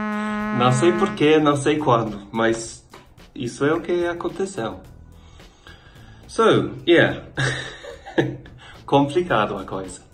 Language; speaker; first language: Portuguese; non-native, fluent; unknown